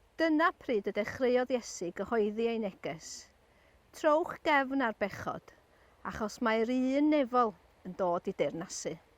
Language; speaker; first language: Welsh; non-native, local second language; English